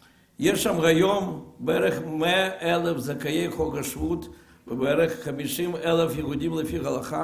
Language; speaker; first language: Hebrew; non-native, fluent; Russian